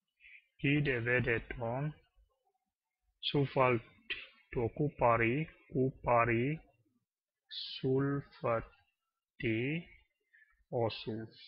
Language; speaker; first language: Finnish; non-native, learner; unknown